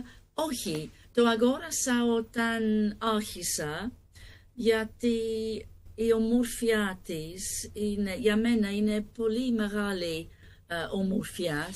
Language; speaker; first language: Greek; non-native, learner; English